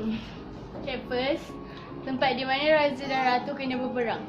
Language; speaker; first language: Malay; native; Malay